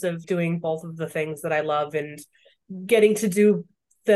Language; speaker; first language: English; native; English